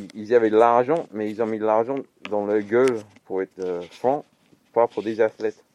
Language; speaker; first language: French; non-native, fluent; English